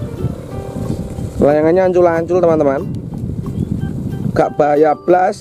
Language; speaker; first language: Indonesian; non-native, local second language; Javanese